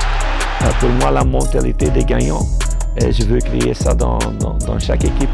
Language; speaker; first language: French; non-native, local second language; Dutch